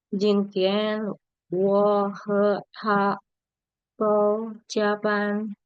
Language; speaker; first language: Chinese; non-native, fluent; Indonesian